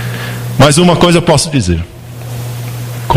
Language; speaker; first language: Portuguese; native; Portuguese